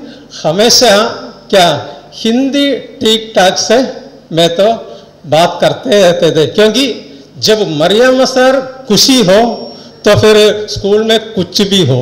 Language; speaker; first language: Hindi; non-native, local second language; Malayalam